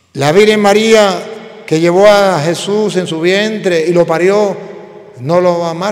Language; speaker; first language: Spanish; native; Spanish